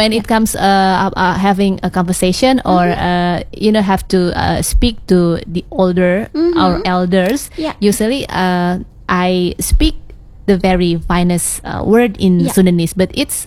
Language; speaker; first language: English; non-native, learner; Sundanese